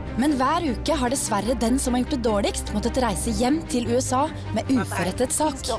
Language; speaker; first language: Norwegian; native; Norwegian